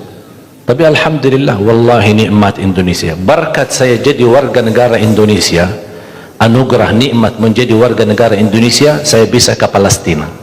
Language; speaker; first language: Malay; non-native, fluent; Arabic